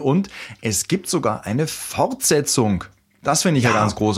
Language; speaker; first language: German; native; German